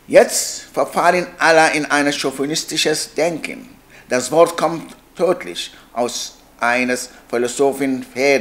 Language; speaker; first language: German; non-native, learner; Arabic